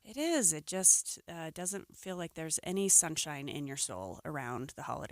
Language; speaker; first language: English; native; English